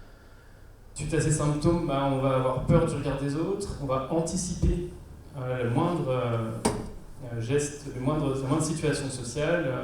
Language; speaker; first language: French; native; French